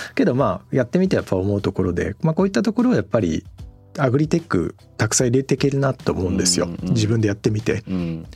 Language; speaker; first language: Japanese; native; Japanese